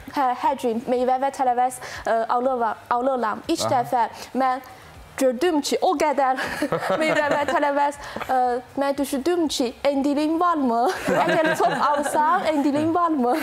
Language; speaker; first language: Azerbaijani; non-native, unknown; Chinese